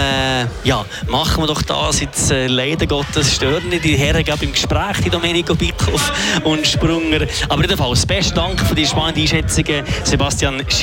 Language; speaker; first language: German; native; German